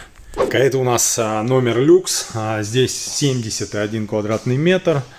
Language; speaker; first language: Russian; native; Russian